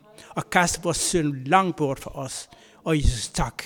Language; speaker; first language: Danish; non-native, fluent; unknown